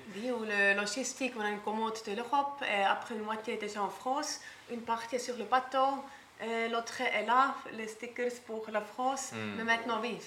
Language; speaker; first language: French; non-native, learner; German